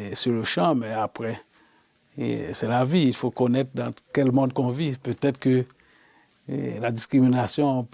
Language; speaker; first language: French; non-native, local second language; Haitian Creole